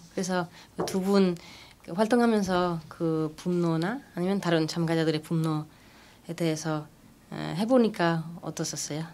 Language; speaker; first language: Korean; non-native, fluent; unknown